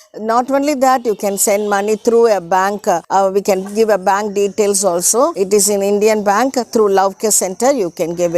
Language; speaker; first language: English; non-native, local second language; Tamil